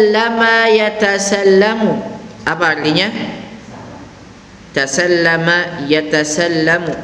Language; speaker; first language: Arabic; non-native, fluent; Indonesian